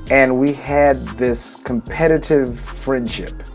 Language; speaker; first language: English; native; English